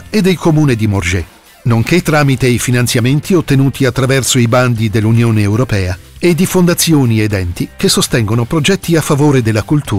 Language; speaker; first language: Italian; native; Italian